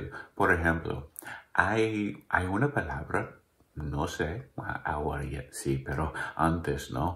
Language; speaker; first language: Spanish; non-native, learner; English